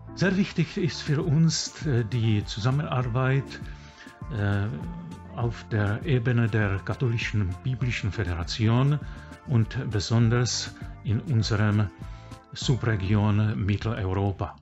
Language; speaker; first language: German; non-native, fluent; Czech